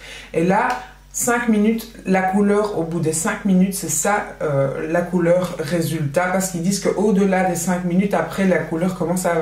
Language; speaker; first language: French; native; French